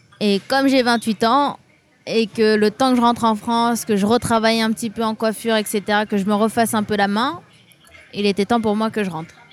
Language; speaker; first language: French; native; French